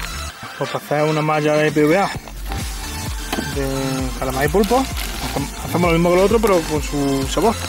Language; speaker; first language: Spanish; native; Spanish